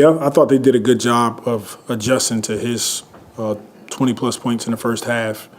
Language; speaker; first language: English; native; English